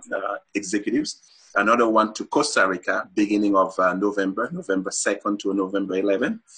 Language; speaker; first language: English; non-native, fluent; Haitian Creole